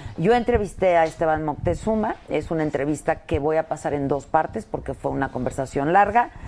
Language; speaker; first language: Spanish; native; Spanish